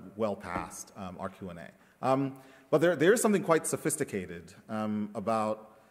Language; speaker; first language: English; early bilingual, other home language; Spanish